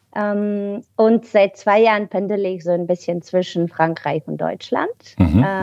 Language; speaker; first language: German; non-native, fluent; Bulgarian